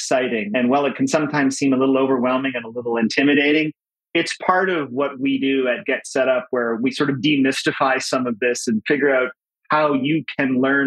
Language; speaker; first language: English; native; English